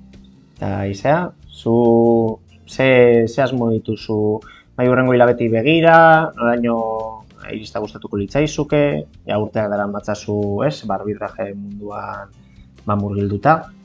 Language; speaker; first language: Basque; native; Basque